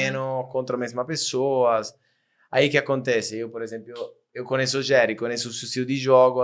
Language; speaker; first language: Portuguese; non-native, fluent; Italian